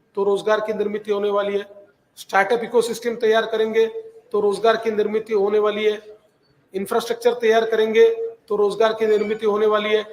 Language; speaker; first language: Hindi; non-native, local second language; Marathi